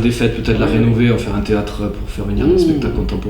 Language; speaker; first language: French; native; French